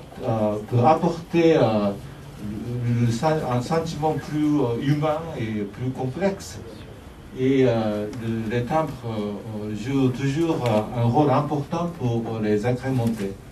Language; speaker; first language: French; non-native, fluent; Japanese